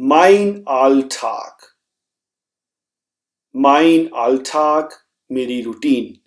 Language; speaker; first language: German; non-native, fluent; Hindi